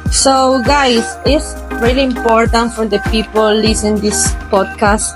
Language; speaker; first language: English; non-native, learner; Spanish